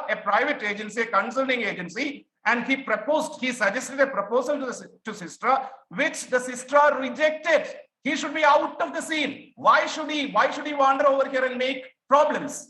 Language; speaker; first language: English; non-native, local second language; Malayalam